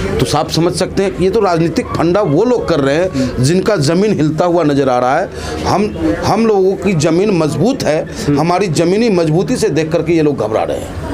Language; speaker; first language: Hindi; native; Hindi